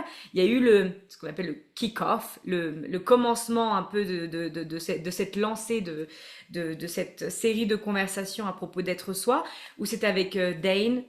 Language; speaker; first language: French; native; French